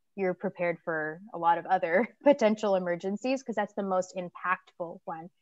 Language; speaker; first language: English; native; English